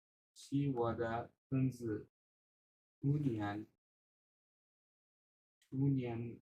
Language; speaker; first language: Chinese; non-native, learner; Bangla